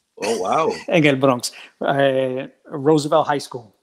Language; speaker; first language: Spanish; early bilingual, heritage; Spanish